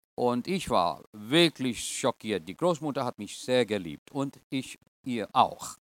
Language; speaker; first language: German; non-native, fluent; English